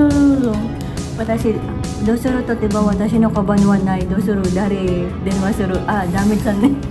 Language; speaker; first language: Japanese; non-native, learner; Filipino